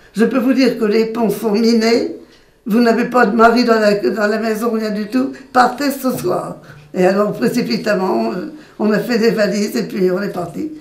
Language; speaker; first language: French; native; French